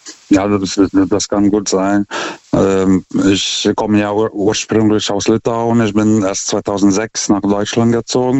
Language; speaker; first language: German; non-native, fluent; Lithuanian